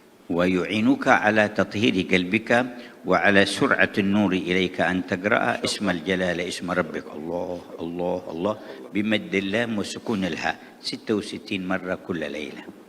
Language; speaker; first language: Arabic; native; Arabic